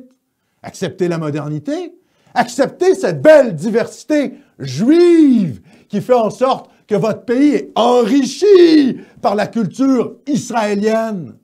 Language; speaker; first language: French; native; French